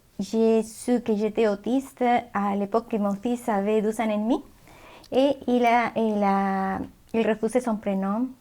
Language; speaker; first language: French; non-native, fluent; Spanish